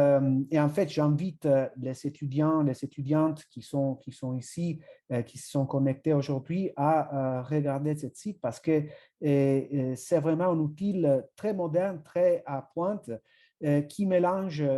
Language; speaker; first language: French; non-native, fluent; Italian